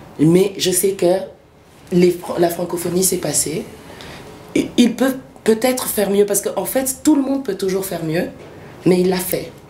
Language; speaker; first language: French; early bilingual, other home language; Swahili